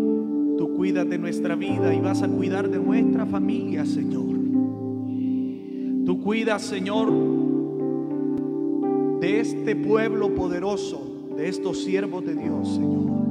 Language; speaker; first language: Spanish; native; Spanish